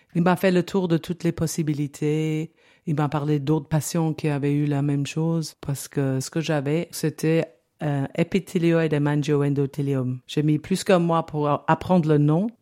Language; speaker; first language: French; non-native, fluent; English